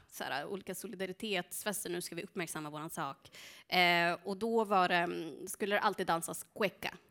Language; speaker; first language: Swedish; early bilingual, other home language; Spanish